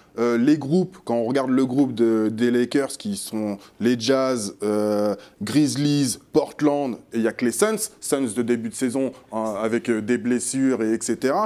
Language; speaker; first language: French; native; French